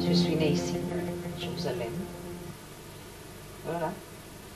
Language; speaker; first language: French; non-native, learner; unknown